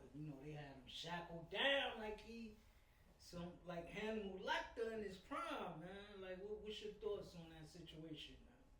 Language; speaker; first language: English; native; English